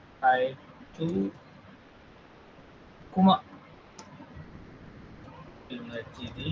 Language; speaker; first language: Arabic; non-native, fluent; Tamil